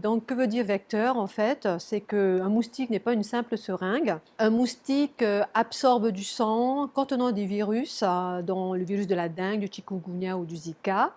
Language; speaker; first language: French; native; French